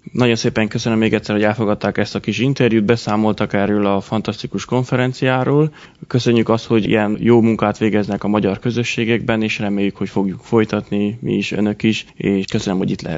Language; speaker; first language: Hungarian; native; Hungarian